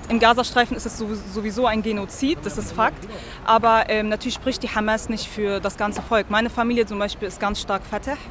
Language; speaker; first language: German; early bilingual, other home language; Arabic